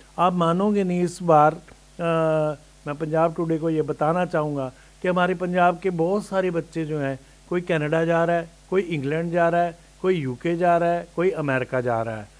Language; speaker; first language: Hindi; native; Hindi